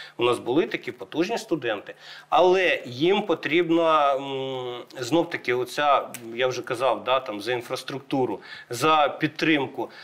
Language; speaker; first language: Ukrainian; native; Ukrainian